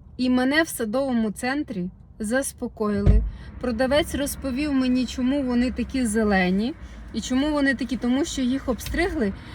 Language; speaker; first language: Ukrainian; non-native, local second language; Russian